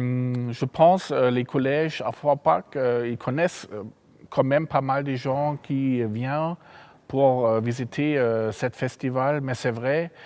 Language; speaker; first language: French; non-native, fluent; German